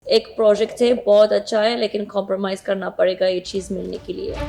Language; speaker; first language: Hindi; non-native, learner; Arabic